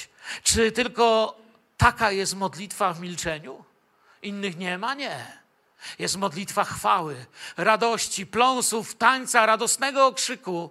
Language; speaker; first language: Polish; native; Polish